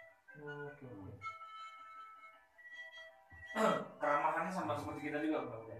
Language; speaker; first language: Indonesian; native; Indonesian